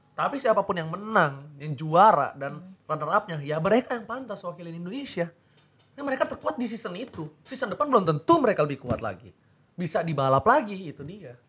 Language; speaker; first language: Indonesian; native; Indonesian